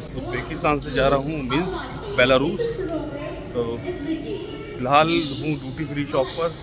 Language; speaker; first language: Hindi; native; Hindi